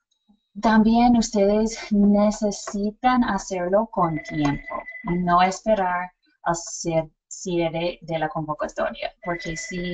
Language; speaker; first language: Spanish; non-native, fluent; English